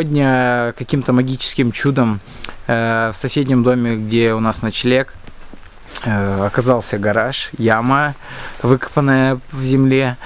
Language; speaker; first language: Russian; native; Russian